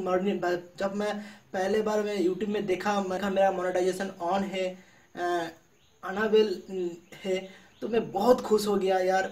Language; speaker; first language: Hindi; non-native, local second language; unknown